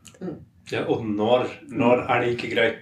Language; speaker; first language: Norwegian; non-native, fluent; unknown